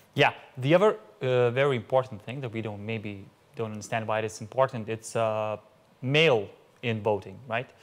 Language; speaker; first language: English; non-native, fluent; Lithuanian